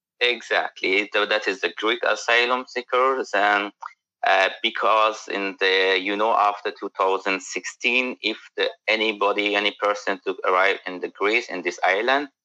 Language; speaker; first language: English; non-native, learner; Persian